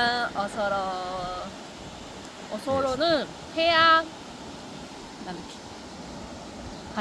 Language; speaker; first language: Korean; non-native, learner; Japanese